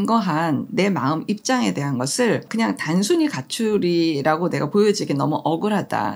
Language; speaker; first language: Korean; native; Korean